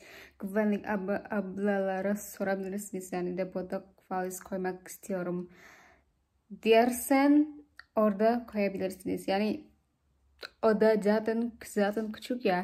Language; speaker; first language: Turkish; non-native, learner; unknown